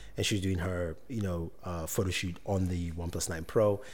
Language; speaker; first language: English; non-native, local second language; Yoruba